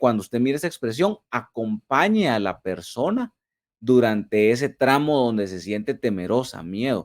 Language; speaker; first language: Spanish; native; Spanish